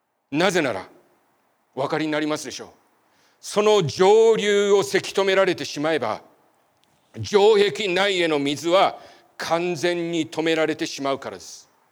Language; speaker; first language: Japanese; native; Japanese